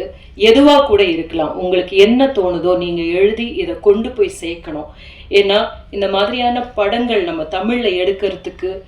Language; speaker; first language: Tamil; native; Tamil